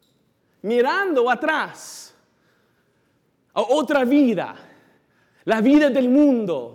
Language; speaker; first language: Spanish; non-native, fluent; English